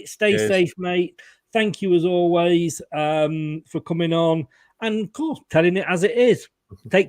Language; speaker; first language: English; native; English